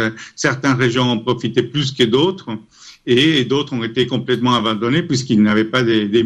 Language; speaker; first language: French; non-native, fluent; Spanish